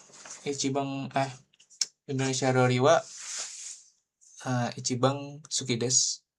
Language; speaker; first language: Japanese; non-native, learner; Indonesian